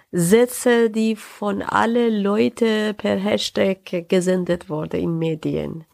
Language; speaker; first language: German; non-native, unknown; Persian